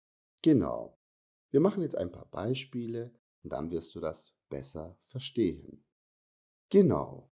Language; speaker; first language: German; non-native, fluent; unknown